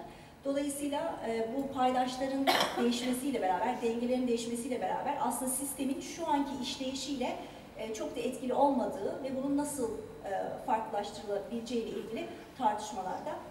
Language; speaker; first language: Turkish; native; Turkish